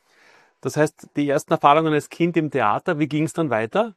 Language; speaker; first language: German; native; German